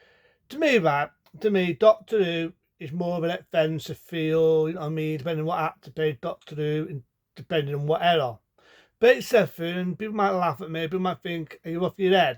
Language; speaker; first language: English; native; English